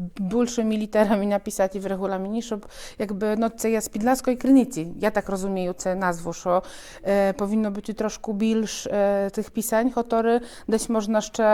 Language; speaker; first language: Polish; non-native, local second language; Ukrainian